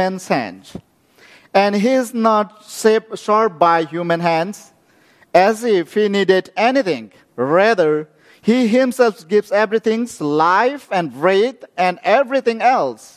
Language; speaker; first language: English; non-native, local second language; Nepali